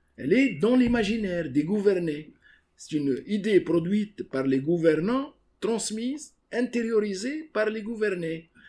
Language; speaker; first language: French; non-native, local second language; Arabic